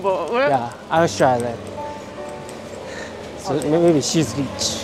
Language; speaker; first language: English; non-native, learner; Japanese